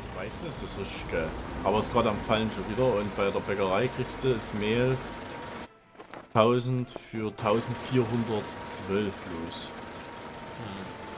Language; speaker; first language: German; native; German